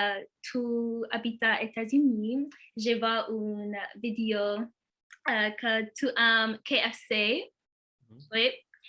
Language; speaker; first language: French; non-native, learner; English